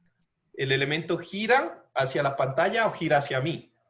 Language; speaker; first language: Spanish; native; Spanish